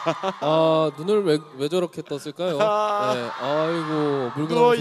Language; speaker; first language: Korean; native; Korean